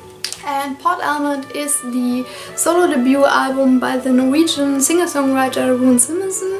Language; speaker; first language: English; non-native, fluent; German